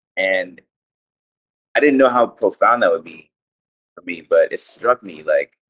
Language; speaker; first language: English; native; English